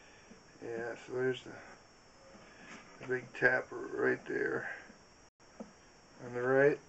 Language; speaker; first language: English; native; English